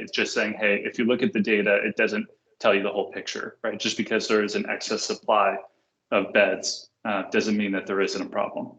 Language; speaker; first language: English; native; English